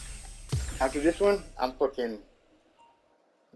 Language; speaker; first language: English; native; English